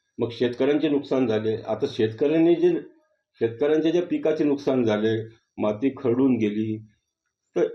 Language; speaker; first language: Marathi; native; Marathi